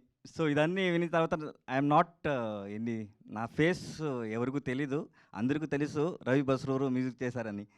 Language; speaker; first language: Telugu; non-native, learner; Kannada